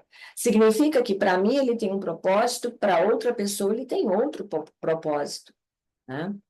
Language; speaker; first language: Portuguese; native; Portuguese